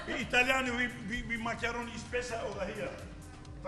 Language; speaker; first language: German; non-native, learner; Turkish